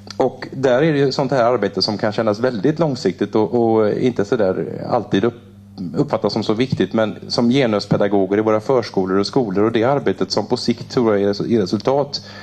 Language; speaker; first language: Swedish; native; Swedish